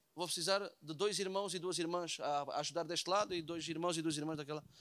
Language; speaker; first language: Portuguese; native; Portuguese